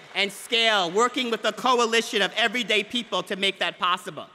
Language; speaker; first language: English; native; English